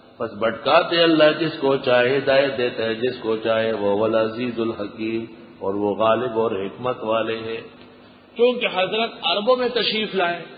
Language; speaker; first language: Urdu; non-native, local second language; Pashto